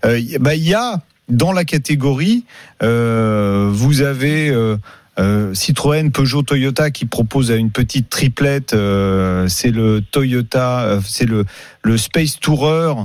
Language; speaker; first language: French; native; French